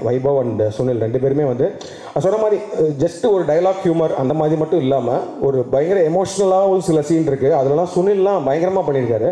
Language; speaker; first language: Tamil; native; Tamil